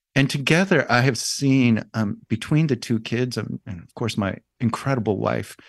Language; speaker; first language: English; native; English